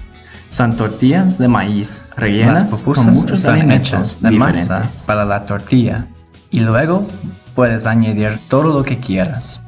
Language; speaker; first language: Spanish; non-native, learner; English